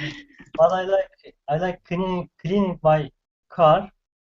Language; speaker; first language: English; non-native, learner; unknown